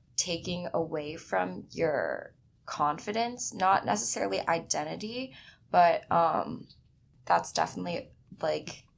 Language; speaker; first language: English; early bilingual, other home language; Chinese